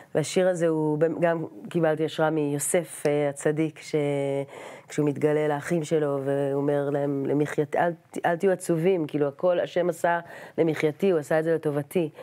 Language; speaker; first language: Hebrew; native; Hebrew